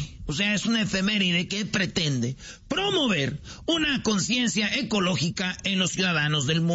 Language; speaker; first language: Spanish; native; Spanish